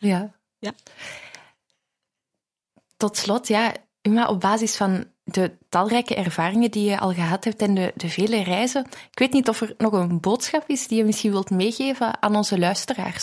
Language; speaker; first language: Dutch; native; Dutch